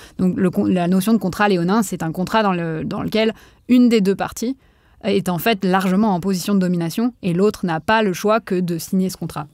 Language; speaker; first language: French; native; French